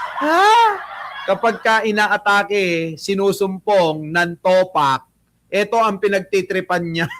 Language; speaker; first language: Filipino; non-native, local second language; Iloko